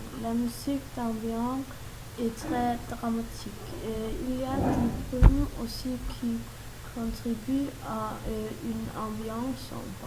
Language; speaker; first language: French; non-native, learner; German